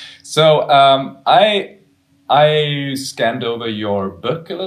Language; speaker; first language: English; non-native, fluent; German